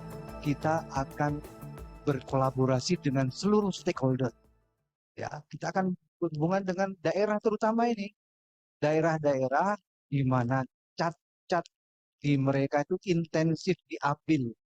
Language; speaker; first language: Indonesian; native; Indonesian